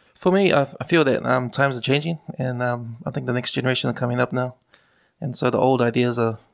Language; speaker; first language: English; native; English